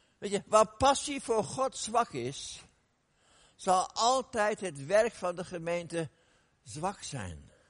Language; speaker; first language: Dutch; non-native, fluent; English